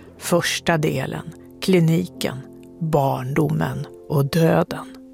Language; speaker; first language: Swedish; native; Swedish